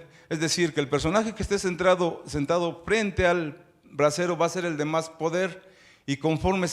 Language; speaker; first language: Spanish; native; Spanish